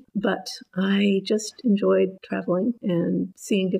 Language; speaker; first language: English; native; English